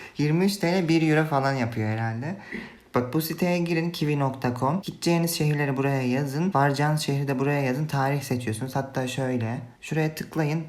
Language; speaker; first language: Turkish; native; Turkish